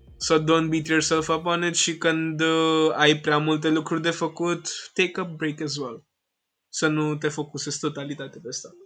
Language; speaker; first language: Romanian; non-native, fluent; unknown